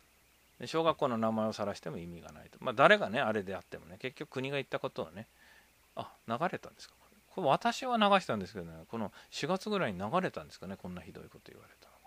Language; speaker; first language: Japanese; native; Japanese